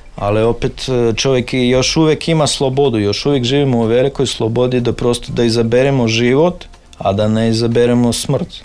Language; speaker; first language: Serbian; non-native, fluent; Russian